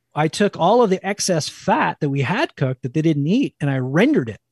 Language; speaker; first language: English; native; English